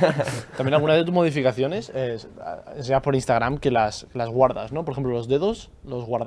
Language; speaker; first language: Spanish; native; Spanish